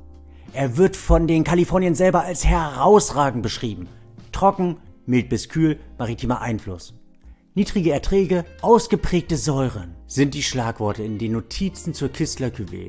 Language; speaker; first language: German; native; German